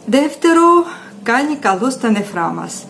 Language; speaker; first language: Greek; non-native, fluent; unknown